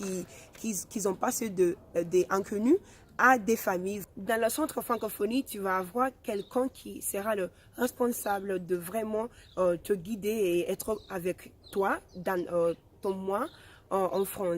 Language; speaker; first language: French; non-native, fluent; Spanish